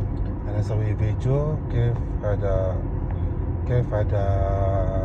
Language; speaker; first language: Arabic; non-native, learner; Filipino